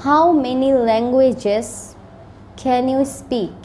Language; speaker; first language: English; non-native, local second language; Bangla